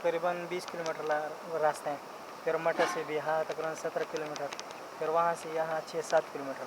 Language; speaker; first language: Hindi; non-native, local second language; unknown